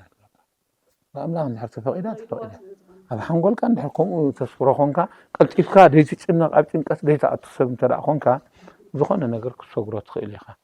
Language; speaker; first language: Tigrinya; native; Tigrinya